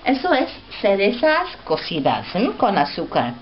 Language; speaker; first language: Spanish; non-native, fluent; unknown